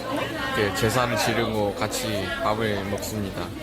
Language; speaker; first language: Korean; early bilingual, other home language; Vietnamese